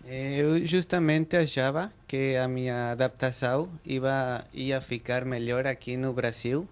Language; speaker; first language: Portuguese; non-native, learner; Spanish